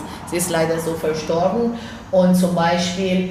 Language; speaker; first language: German; non-native, fluent; Persian